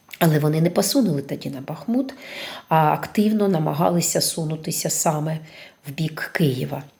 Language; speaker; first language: Ukrainian; non-native, local second language; Russian